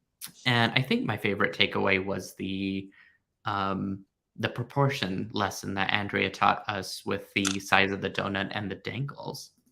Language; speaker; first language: English; native; English